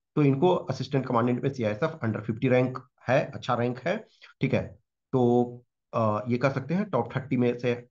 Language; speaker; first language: Hindi; native; Hindi